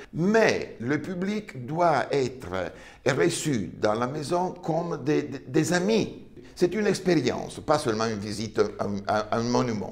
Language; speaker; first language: French; non-native, fluent; Italian